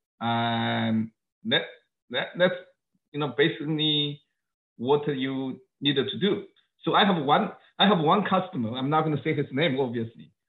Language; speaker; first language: English; non-native, fluent; Chinese